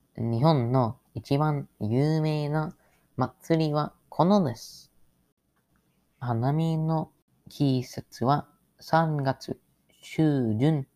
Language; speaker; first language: Japanese; non-native, learner; English